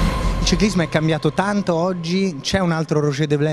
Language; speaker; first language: Italian; native; Italian